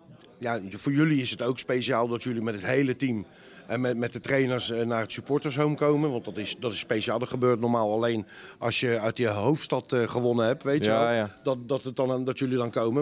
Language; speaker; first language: Dutch; native; Dutch